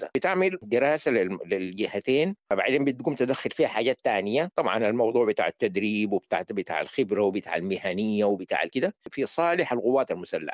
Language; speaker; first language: Arabic; native; Arabic